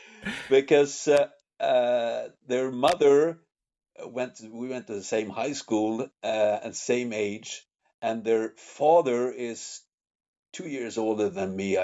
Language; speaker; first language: English; non-native, fluent; Swedish